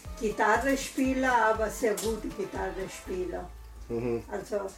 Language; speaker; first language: German; non-native, learner; Italian